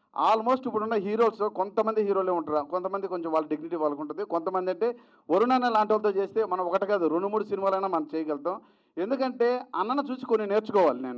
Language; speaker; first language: Telugu; native; Telugu